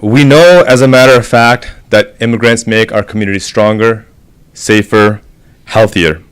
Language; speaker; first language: English; native; English